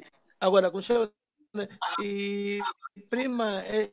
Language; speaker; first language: Italian; non-native, learner; Portuguese